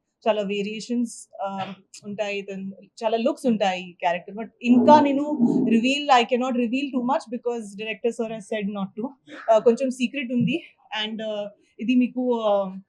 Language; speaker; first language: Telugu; non-native, learner; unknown